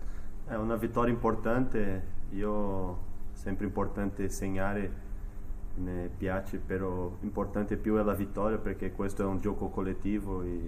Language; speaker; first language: Italian; non-native, fluent; Portuguese